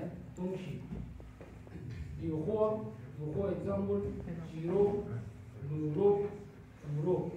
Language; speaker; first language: Chinese; non-native, learner; Arabic